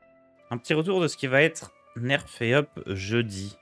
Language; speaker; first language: French; native; French